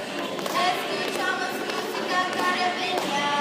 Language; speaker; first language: Spanish; non-native, learner; English